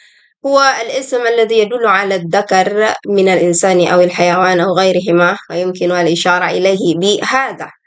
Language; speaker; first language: Arabic; non-native, fluent; Indonesian